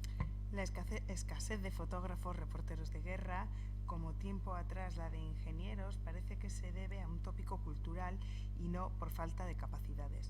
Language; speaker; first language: Spanish; native; Spanish